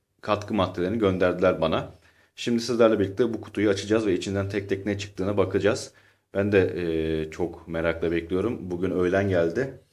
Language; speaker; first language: Turkish; native; Turkish